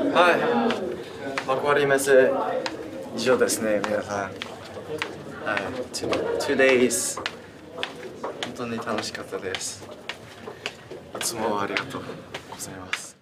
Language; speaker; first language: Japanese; non-native, learner; Korean